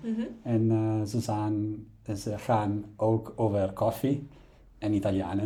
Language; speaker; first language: Dutch; non-native, learner; Italian